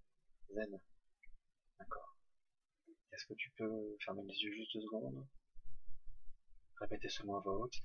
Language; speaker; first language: French; native; French